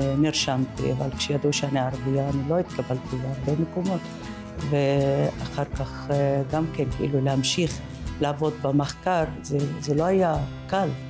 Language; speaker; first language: Hebrew; non-native, local second language; Arabic